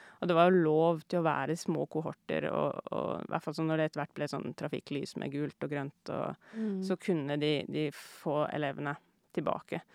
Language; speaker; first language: Norwegian; native; Norwegian